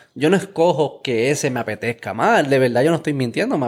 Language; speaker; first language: Spanish; native; Spanish